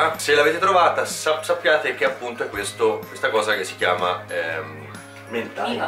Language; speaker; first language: Italian; native; Italian